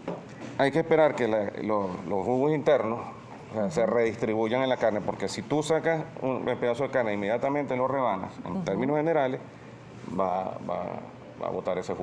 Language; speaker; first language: Spanish; native; Spanish